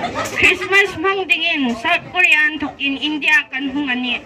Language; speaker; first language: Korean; early bilingual, other home language; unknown